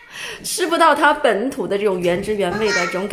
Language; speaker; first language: Chinese; native; Chinese